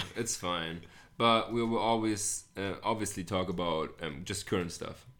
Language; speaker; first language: English; non-native, fluent; German